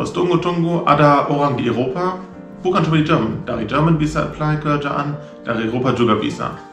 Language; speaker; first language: Indonesian; non-native, learner; German